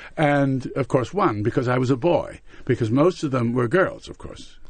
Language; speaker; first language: English; native; English